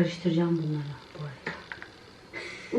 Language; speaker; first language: Turkish; native; Turkish